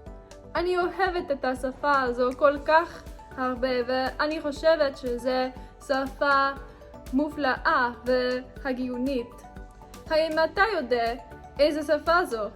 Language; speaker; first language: Hebrew; non-native, learner; English